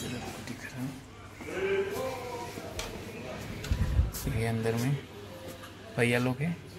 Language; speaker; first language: Hindi; non-native, local second language; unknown